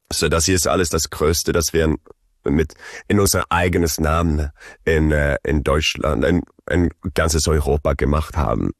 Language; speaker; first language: German; early bilingual, heritage; Swedish